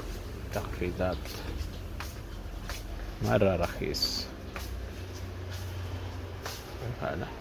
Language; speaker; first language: Arabic; non-native, learner; Urdu